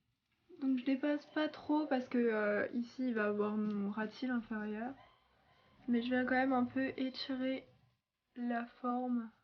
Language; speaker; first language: French; native; French